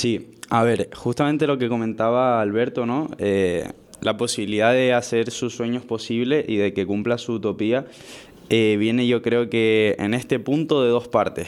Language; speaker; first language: Spanish; native; Spanish